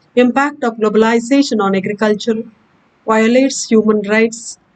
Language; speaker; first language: English; non-native, local second language; Kannada